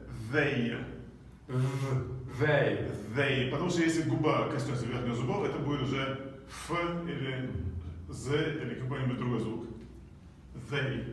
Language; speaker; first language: Russian; non-native, local second language; Chechen